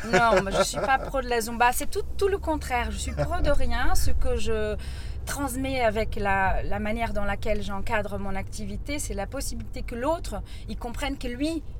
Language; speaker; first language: French; non-native, fluent; Portuguese